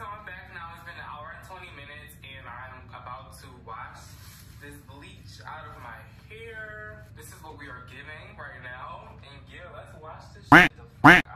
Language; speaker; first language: English; native; English